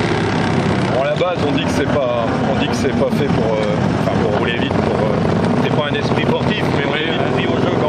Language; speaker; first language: French; native; French